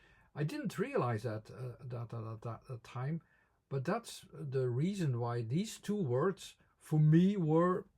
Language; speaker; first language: English; non-native, fluent; Dutch